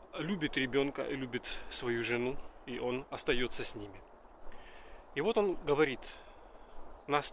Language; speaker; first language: Russian; native; Russian